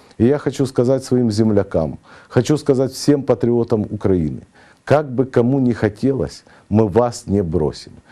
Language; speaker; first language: Russian; native; Russian